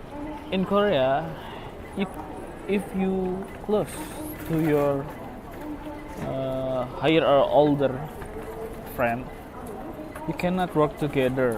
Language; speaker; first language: English; non-native, learner; Korean